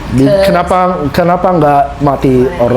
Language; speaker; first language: Indonesian; non-native, learner; English